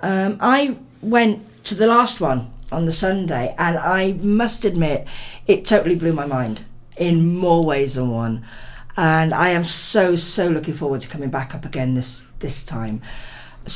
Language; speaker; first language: English; native; English